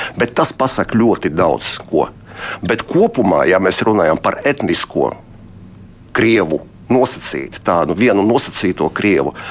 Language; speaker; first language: Latvian; non-native, local second language; Russian